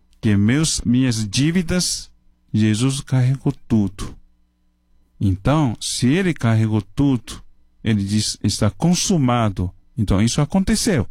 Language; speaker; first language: Portuguese; non-native, fluent; Chinese